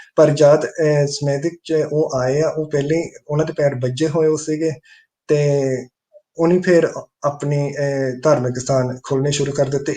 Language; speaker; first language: Punjabi; early bilingual, heritage; Punjabi